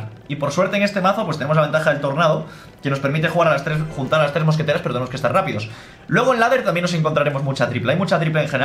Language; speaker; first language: Spanish; native; Spanish